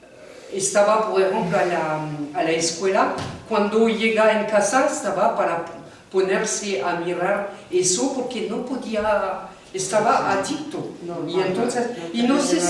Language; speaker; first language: Spanish; non-native, fluent; French